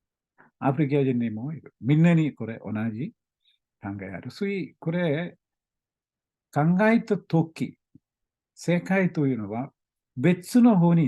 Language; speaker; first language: Japanese; non-native, learner; Malayalam